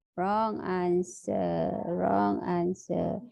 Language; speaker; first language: English; non-native, local second language; Malay